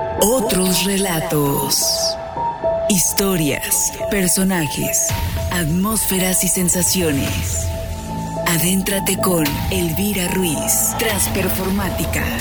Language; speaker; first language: Spanish; native; Spanish